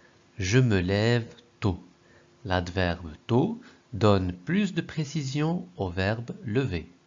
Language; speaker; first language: French; non-native, local second language; Arabic